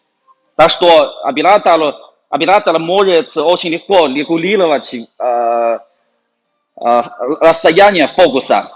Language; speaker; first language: Russian; non-native, learner; Chinese